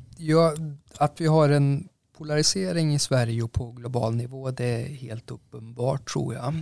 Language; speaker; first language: Swedish; native; Swedish